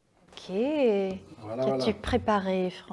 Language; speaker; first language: French; non-native, local second language; Dutch